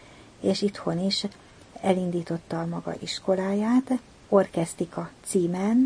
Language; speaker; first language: Hungarian; native; Hungarian